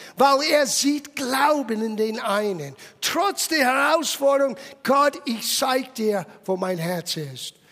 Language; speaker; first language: German; non-native, fluent; English